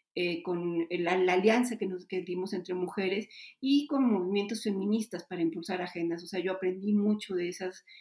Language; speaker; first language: Spanish; native; Spanish